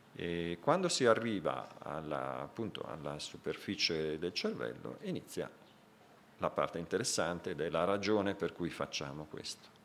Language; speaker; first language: Italian; native; Italian